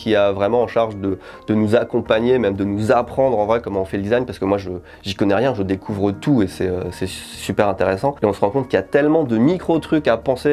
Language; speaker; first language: French; native; French